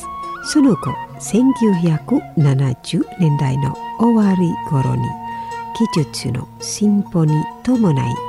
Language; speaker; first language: Japanese; non-native, learner; Indonesian